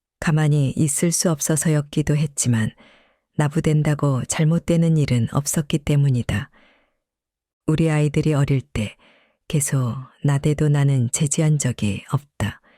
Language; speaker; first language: Korean; native; Korean